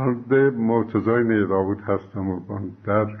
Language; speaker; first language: Persian; native; Persian